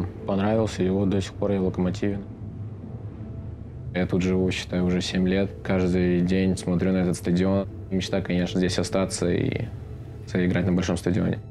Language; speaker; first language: Russian; native; Russian